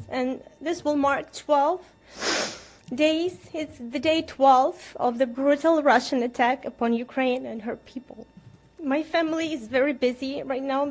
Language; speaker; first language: English; non-native, fluent; Ukrainian